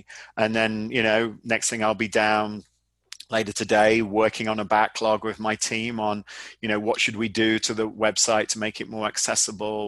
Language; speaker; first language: English; native; English